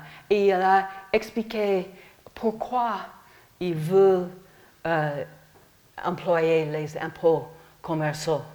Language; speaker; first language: French; non-native, learner; English